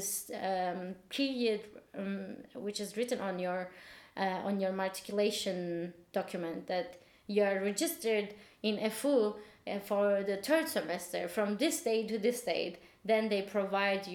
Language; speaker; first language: English; non-native, fluent; Turkish